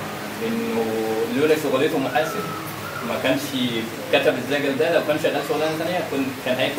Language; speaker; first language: Arabic; native; Arabic